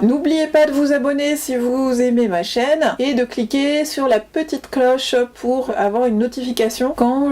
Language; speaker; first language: French; native; French